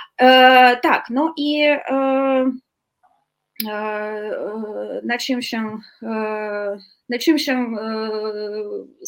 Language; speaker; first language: Polish; non-native, fluent; Russian